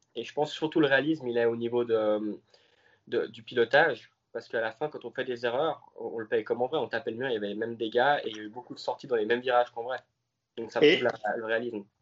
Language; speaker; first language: French; native; French